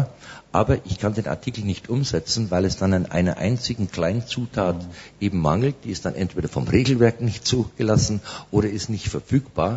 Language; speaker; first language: German; native; German